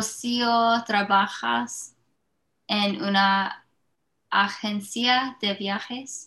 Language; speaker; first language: Spanish; non-native, learner; English